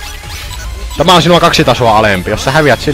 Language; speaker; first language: Finnish; native; Finnish